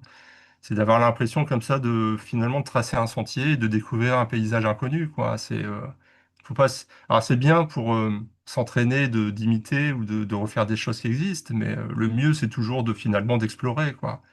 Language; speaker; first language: French; native; French